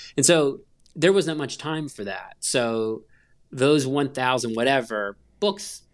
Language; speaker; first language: English; native; English